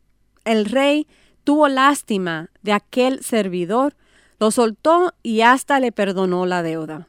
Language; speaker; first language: Spanish; native; Spanish